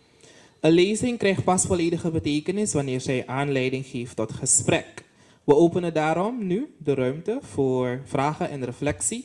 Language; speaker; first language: Dutch; native; Dutch